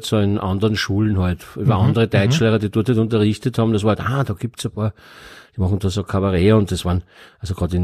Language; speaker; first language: German; native; German